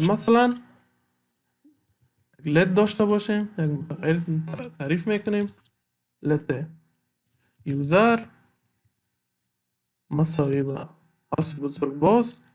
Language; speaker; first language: Persian; native; Persian